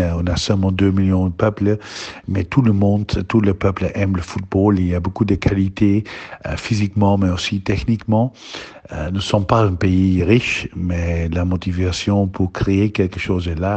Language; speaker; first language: French; non-native, learner; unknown